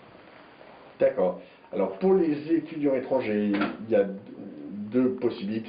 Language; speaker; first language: French; native; French